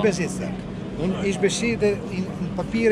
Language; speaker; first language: German; non-native, learner; Italian